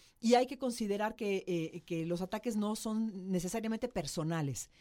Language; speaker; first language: Spanish; native; Spanish